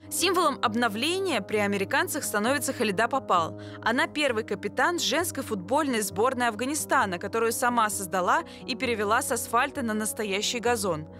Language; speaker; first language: Russian; native; Russian